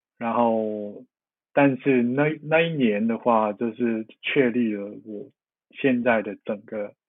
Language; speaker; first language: Chinese; non-native, local second language; Cantonese